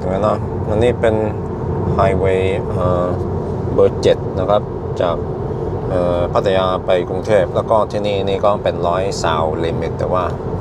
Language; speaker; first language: Thai; non-native, fluent; Norwegian